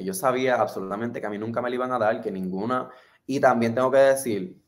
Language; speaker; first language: Spanish; early bilingual, other home language; English